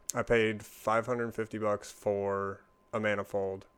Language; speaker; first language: English; native; English